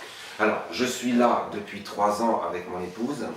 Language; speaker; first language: French; non-native, local second language; Arabic